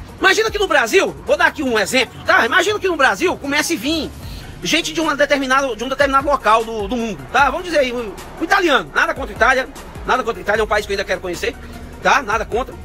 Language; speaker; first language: Portuguese; native; Portuguese